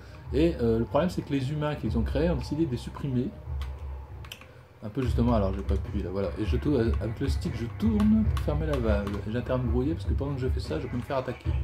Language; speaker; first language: French; native; French